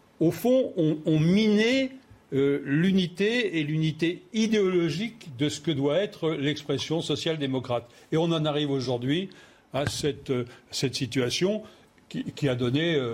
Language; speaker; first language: French; native; French